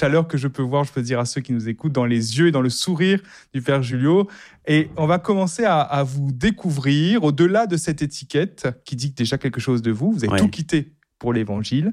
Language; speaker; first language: French; native; French